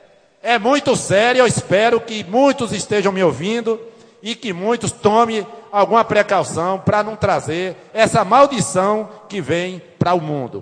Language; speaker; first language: Portuguese; native; Portuguese